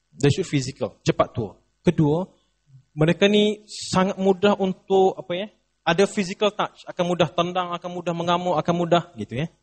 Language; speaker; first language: Malay; native; Malay